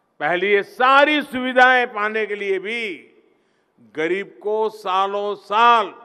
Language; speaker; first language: Hindi; native; Hindi